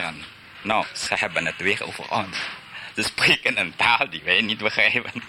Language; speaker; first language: Dutch; early bilingual, heritage; Dutch